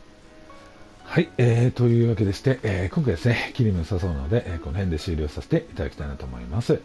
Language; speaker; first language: Japanese; native; Japanese